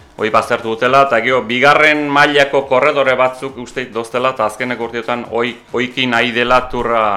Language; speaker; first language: Basque; native; Basque